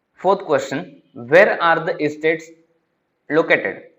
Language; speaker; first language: English; non-native, local second language; Marathi